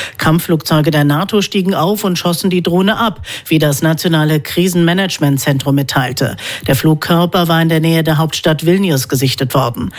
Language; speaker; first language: German; native; German